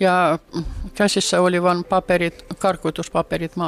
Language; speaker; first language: Finnish; non-native, fluent; Russian